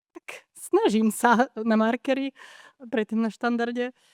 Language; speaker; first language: Slovak; native; Slovak